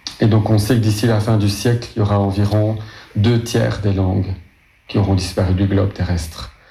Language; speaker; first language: French; native; French